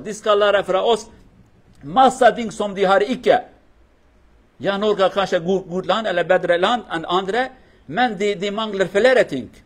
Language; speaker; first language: Norwegian; non-native, learner; Kurdish